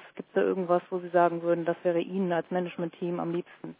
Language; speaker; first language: German; native; German